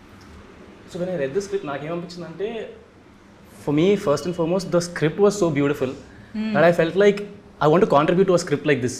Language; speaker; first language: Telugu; native; Telugu